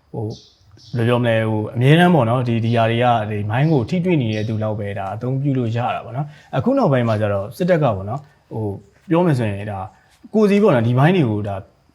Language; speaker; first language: Burmese; native; Burmese